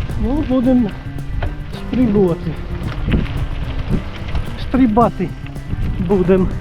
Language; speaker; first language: Ukrainian; non-native, learner; Georgian